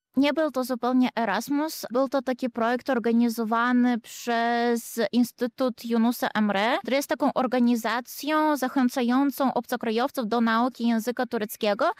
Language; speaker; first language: Polish; native; Polish